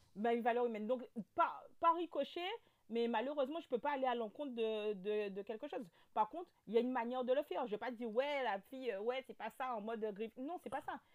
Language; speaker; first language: French; native; French